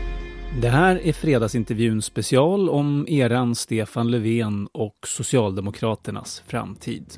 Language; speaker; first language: Swedish; native; Swedish